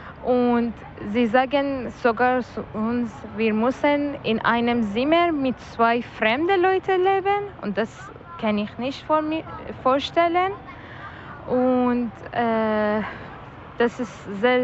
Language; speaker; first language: German; non-native, learner; Persian